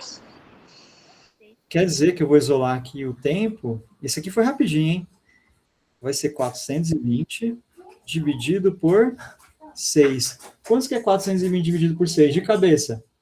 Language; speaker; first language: Portuguese; native; Portuguese